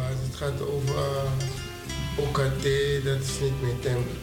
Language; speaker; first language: Dutch; non-native, fluent; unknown